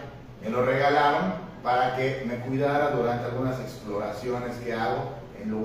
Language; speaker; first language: Spanish; native; Spanish